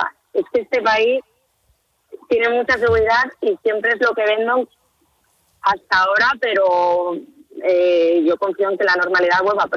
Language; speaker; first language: Spanish; native; Spanish